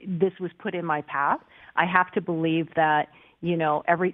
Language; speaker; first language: English; native; English